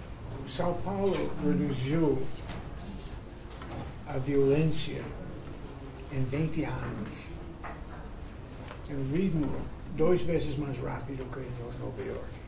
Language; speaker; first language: Portuguese; non-native, fluent; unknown